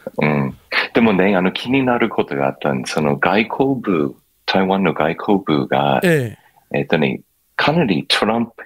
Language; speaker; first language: Japanese; non-native, fluent; English